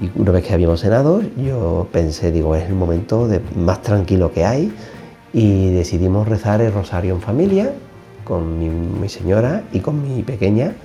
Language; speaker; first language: Spanish; native; Spanish